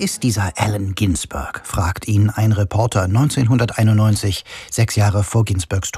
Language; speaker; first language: German; native; German